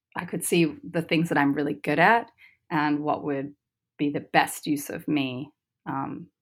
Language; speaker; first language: English; native; English